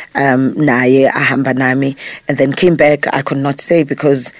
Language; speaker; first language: English; non-native, local second language; Zulu